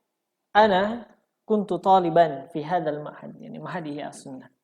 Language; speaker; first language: Arabic; non-native, fluent; Indonesian